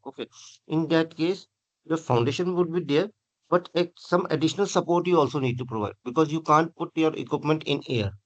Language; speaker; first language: English; non-native, fluent; Hindi